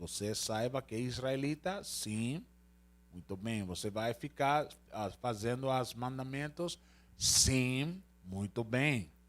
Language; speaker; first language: Portuguese; non-native, learner; Spanish